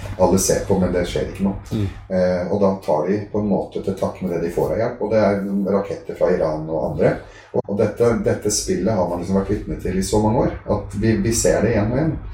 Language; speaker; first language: Norwegian; early bilingual, other home language; Arabic